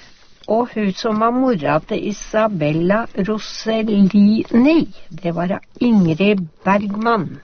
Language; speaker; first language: Norwegian; native; Norwegian